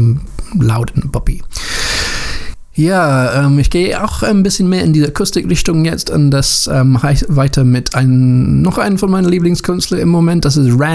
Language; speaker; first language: German; non-native, learner; English